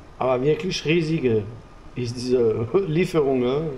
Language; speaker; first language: German; non-native, fluent; French